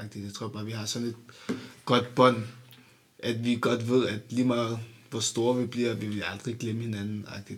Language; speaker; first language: Danish; early bilingual, other home language; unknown